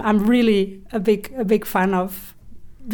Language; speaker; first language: English; non-native, fluent; Spanish